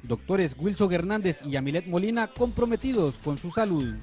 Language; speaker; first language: Spanish; native; Spanish